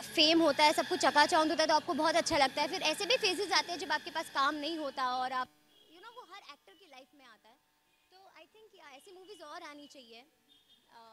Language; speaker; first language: Hindi; native; Hindi